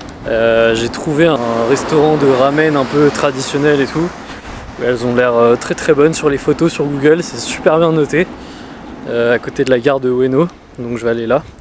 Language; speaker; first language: French; native; French